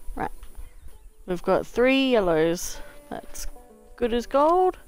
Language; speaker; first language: English; native; English